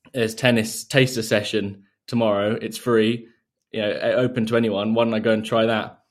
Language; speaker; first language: English; native; English